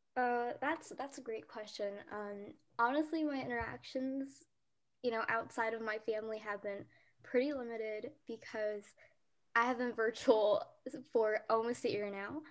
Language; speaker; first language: English; early bilingual, other home language; Korean